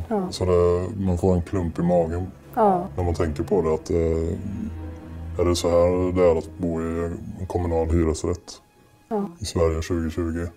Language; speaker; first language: Swedish; native; Swedish